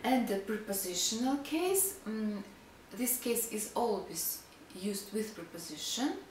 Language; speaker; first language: English; non-native, fluent; Russian